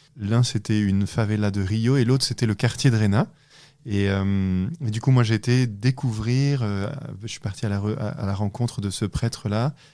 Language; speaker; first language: French; native; French